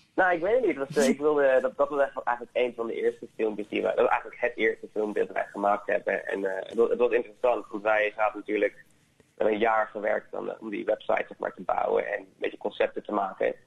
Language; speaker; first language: Dutch; native; Dutch